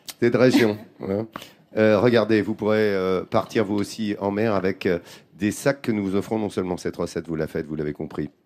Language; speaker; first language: French; native; French